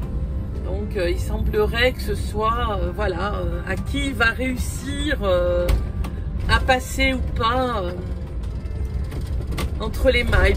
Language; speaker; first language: French; native; French